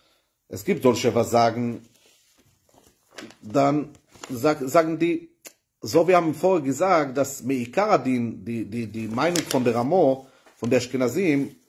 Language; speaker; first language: German; non-native, fluent; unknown